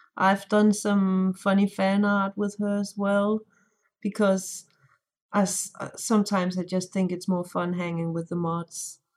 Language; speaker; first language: English; non-native, fluent; Danish